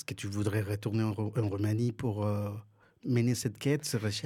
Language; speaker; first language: French; non-native, fluent; Spanish